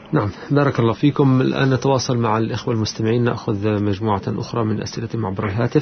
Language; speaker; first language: Arabic; native; Arabic